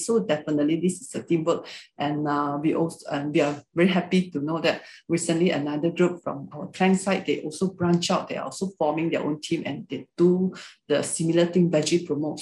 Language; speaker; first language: English; non-native, local second language; Hakka Chinese